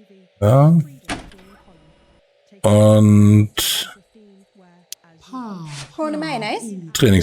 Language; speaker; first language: German; native; German